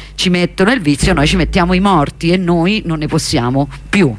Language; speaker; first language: Italian; native; Italian